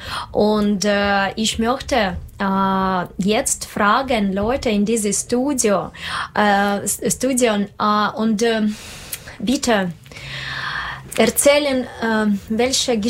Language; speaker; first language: German; non-native, learner; Russian